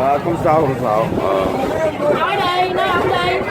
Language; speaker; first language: Vietnamese; non-native, learner; Korean